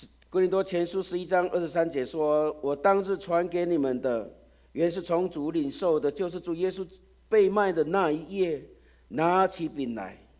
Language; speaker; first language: Chinese; native; Chinese